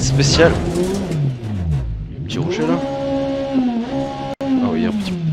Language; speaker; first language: French; native; French